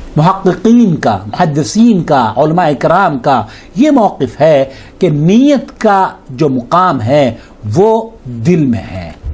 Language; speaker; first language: Urdu; native; Urdu